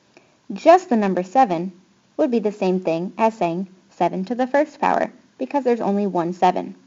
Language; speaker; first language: English; native; English